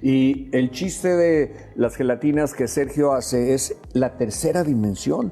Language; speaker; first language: Spanish; native; Spanish